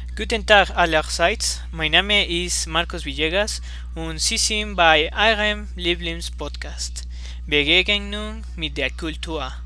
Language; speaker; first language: German; non-native, learner; Spanish